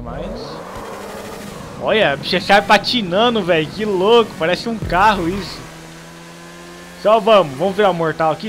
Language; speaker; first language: Portuguese; native; Portuguese